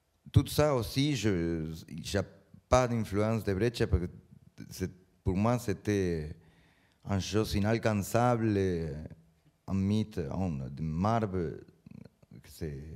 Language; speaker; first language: French; non-native, learner; Spanish